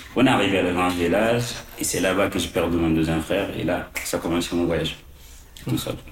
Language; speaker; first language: French; non-native, learner; Arabic